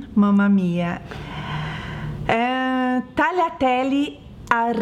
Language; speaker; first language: Italian; non-native, learner; Portuguese